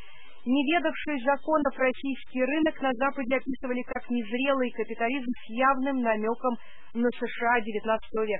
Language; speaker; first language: Russian; native; Russian